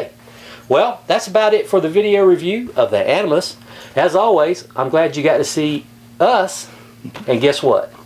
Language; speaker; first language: English; native; English